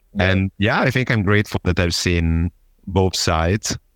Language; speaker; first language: English; non-native, fluent; Italian